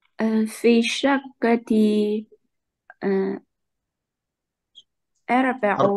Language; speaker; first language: Arabic; non-native, learner; Chinese